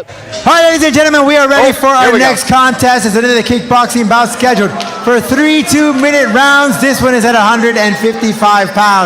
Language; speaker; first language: English; native; English